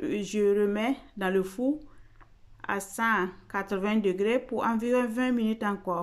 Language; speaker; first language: French; non-native, fluent; Italian